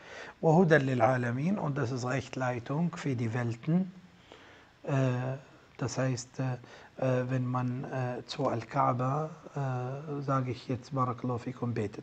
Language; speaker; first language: German; non-native, fluent; Arabic